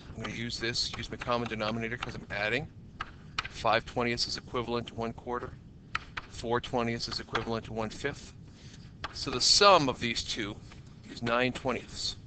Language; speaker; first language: English; native; English